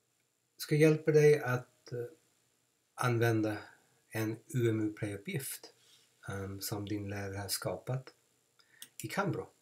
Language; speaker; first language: Swedish; non-native, fluent; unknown